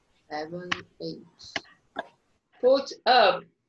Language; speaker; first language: English; non-native, fluent; Portuguese